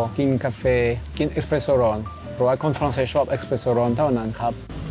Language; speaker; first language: Thai; non-native, learner; French